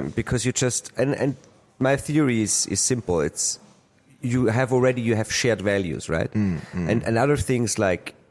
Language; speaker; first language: English; non-native, fluent; German